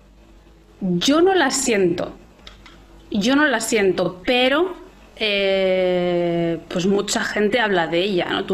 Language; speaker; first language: Spanish; native; Spanish